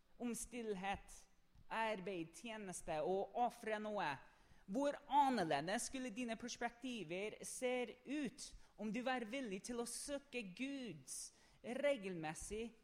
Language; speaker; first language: Norwegian; non-native, fluent; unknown